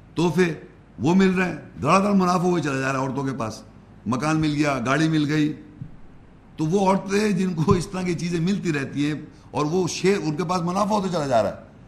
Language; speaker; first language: Urdu; native; Urdu